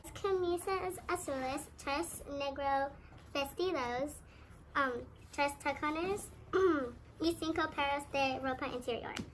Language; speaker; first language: Spanish; non-native, learner; English